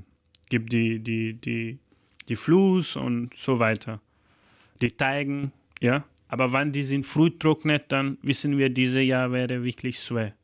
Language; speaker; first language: German; non-native, learner; Fula